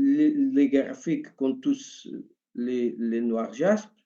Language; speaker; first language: French; non-native, learner; Portuguese